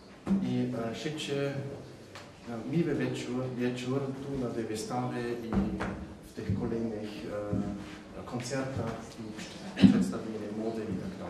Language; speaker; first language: Polish; non-native, fluent; German